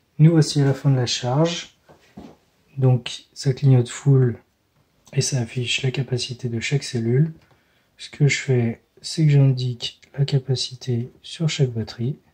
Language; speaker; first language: French; native; French